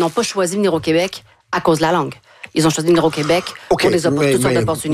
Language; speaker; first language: French; native; French